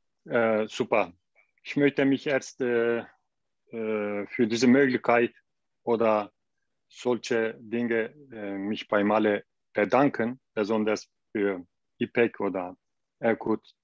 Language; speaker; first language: German; non-native, learner; Turkish